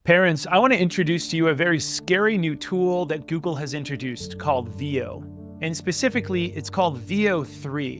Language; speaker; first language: English; native; English